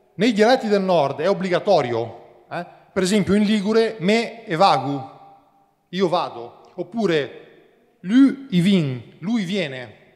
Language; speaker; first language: Italian; native; Italian